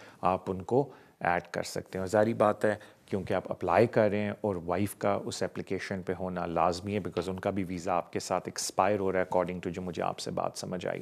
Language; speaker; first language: Urdu; native; Urdu